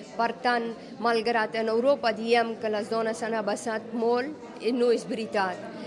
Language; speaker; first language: Catalan; non-native, fluent; Persian